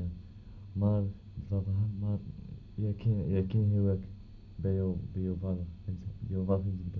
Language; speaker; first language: Dutch; non-native, learner; Arabic